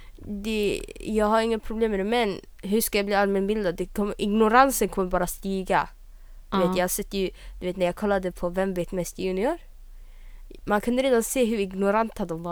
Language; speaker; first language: Swedish; native; Swedish